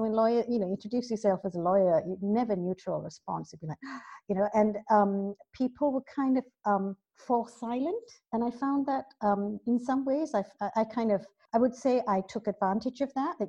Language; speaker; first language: English; native; English